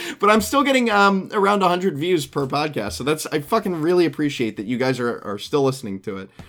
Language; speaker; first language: English; native; English